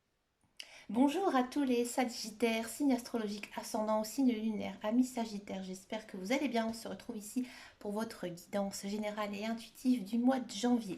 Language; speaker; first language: French; native; French